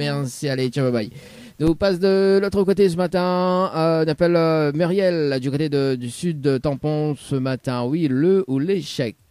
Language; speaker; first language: French; native; French